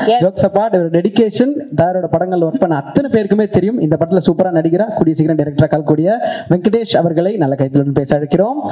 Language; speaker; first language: Tamil; native; Tamil